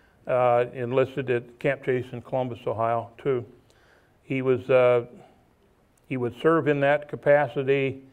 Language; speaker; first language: English; native; English